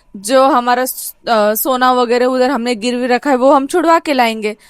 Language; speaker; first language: Hindi; non-native, local second language; Marathi